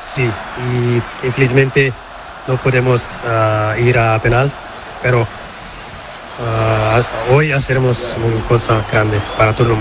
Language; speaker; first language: Spanish; non-native, learner; Portuguese